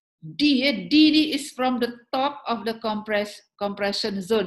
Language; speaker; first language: English; non-native, local second language; Malay